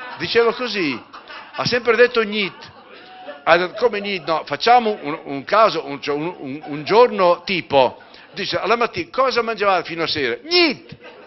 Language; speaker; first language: Italian; native; Italian